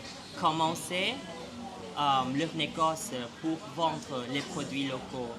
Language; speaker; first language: French; non-native, fluent; Thai